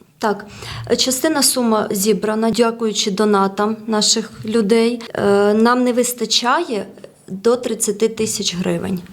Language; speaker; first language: Ukrainian; non-native, fluent; Georgian